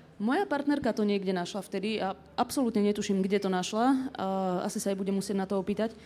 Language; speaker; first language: Slovak; native; Slovak